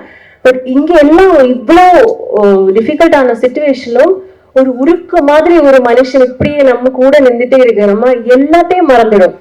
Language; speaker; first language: Tamil; non-native, learner; Malayalam